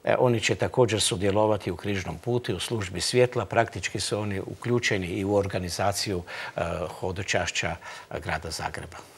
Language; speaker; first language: Croatian; native; Croatian